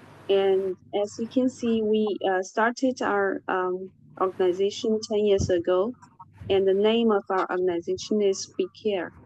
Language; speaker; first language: English; non-native, fluent; Chinese